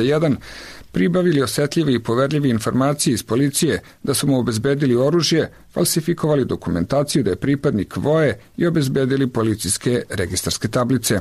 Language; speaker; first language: Croatian; native; Croatian